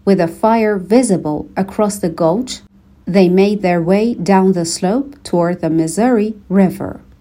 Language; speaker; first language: English; non-native, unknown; Persian